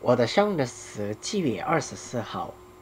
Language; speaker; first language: Chinese; non-native, learner; Korean